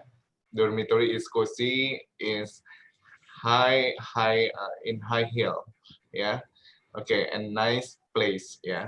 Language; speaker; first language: English; non-native, learner; Indonesian